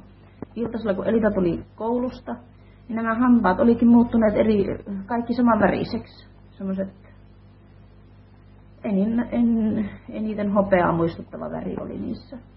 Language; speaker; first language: Finnish; native; Finnish